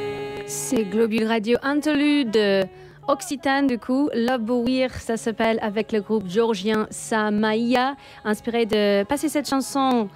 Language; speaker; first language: French; native; French